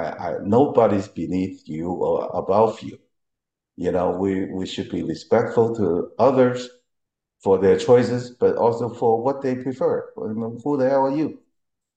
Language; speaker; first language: English; early bilingual, other home language; Cantonese